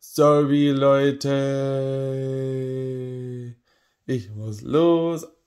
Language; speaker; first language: German; non-native, learner; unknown